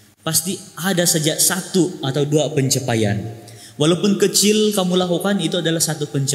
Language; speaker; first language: Malay; native; Malay